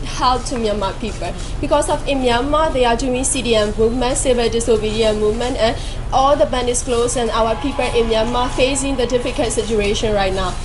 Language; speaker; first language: English; non-native, fluent; Burmese